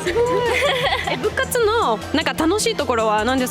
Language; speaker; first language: Japanese; non-native, fluent; English